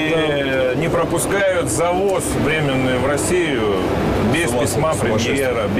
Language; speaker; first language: Russian; native; Russian